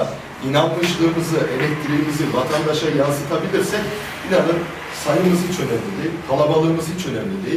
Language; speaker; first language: Turkish; native; Turkish